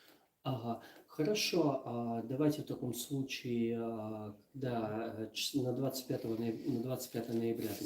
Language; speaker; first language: Russian; native; Russian